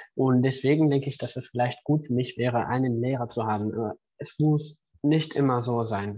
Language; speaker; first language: German; non-native, fluent; Spanish